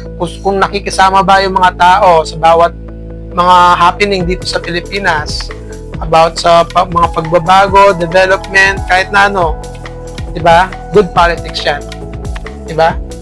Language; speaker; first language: Filipino; native; Filipino